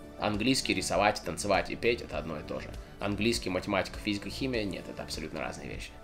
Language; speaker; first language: Russian; native; Russian